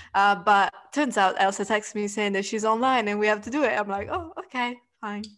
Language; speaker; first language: English; non-native, fluent; Italian